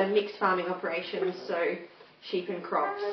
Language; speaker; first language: English; native; English